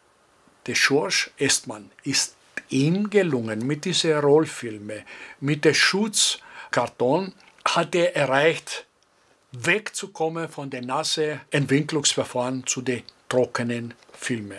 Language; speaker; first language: German; non-native, fluent; Greek